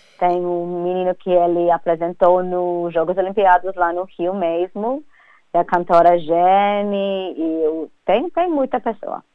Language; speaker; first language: Portuguese; non-native, fluent; English